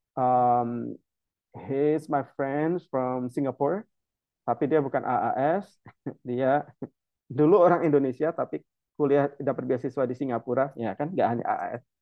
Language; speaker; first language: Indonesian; native; Indonesian